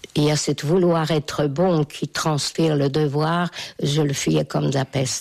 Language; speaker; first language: French; non-native, fluent; Hungarian